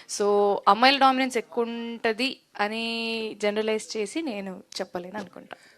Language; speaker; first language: Telugu; native; Telugu